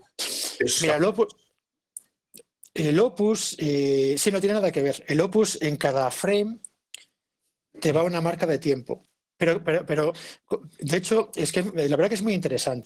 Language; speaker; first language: Spanish; native; Spanish